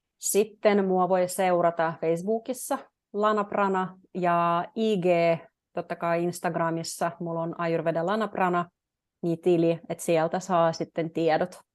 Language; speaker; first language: Finnish; non-native, fluent; Russian